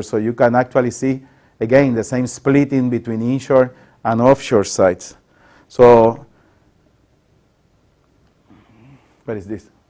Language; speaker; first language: English; non-native, local second language; Spanish